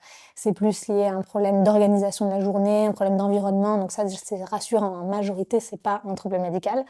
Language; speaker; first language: French; native; French